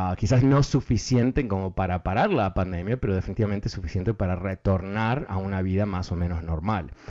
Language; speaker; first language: Spanish; early bilingual, heritage; Spanish